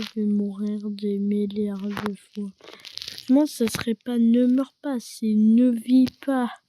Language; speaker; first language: French; native; French